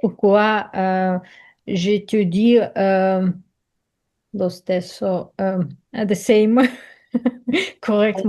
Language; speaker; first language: French; non-native, learner; Ukrainian